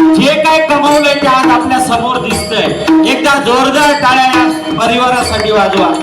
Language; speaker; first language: Marathi; native; Marathi